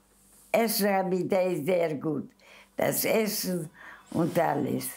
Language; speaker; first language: German; non-native, fluent; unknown